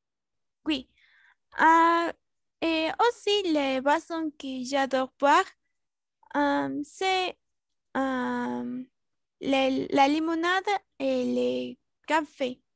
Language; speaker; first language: French; non-native, learner; Spanish